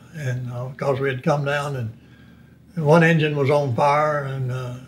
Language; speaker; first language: English; native; English